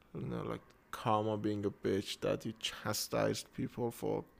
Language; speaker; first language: English; non-native, fluent; Persian